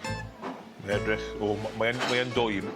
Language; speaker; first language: Welsh; non-native, learner; English